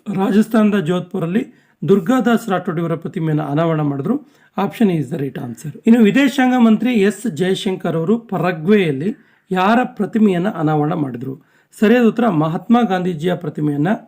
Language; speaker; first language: Kannada; native; Kannada